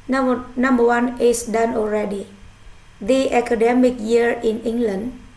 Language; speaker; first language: English; non-native, fluent; Vietnamese